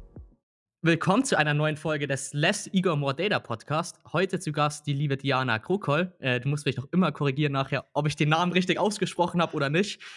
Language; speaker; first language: German; native; German